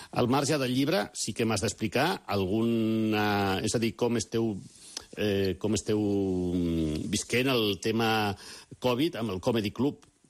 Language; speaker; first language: Catalan; native; Catalan